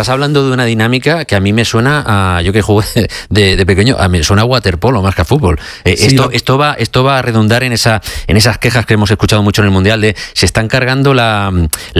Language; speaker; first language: Spanish; native; Spanish